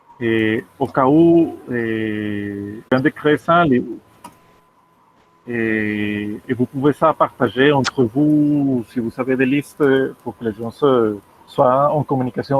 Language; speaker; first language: French; non-native, fluent; Spanish